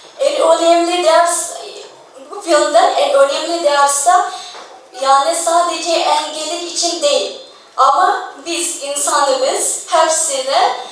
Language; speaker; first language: Turkish; non-native, learner; Indonesian